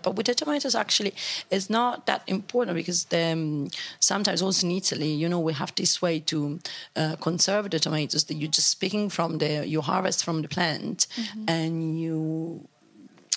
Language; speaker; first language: English; non-native, fluent; Italian